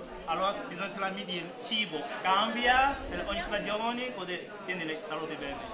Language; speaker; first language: Italian; non-native, learner; Chinese